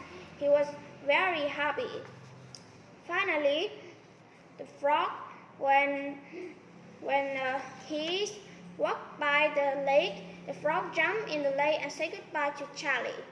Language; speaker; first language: English; non-native, learner; Vietnamese